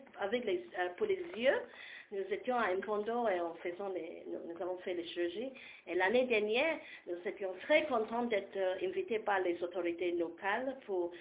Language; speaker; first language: French; non-native, learner; Cantonese